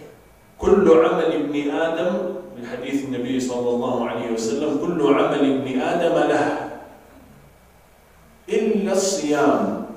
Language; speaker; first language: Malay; non-native, fluent; Arabic